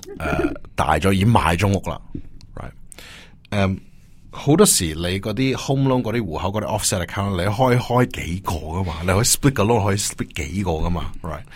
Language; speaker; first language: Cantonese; early bilingual, heritage; Cantonese